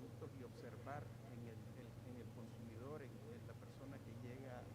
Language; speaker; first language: Spanish; native; Spanish